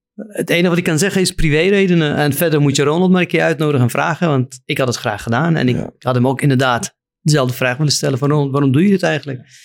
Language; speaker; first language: Dutch; non-native, fluent; Arabic